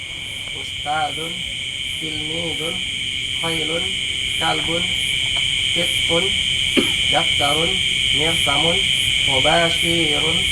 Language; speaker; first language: Arabic; non-native, learner; Indonesian